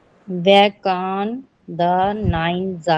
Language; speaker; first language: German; non-native, learner; Hindi